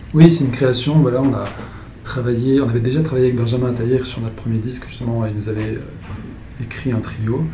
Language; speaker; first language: French; native; French